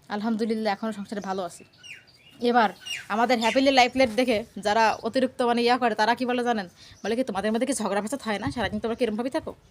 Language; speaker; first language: Bangla; native; Bangla